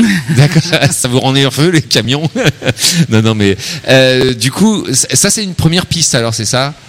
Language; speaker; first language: French; native; French